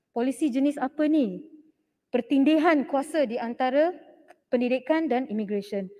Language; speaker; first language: Malay; non-native, local second language; Tamil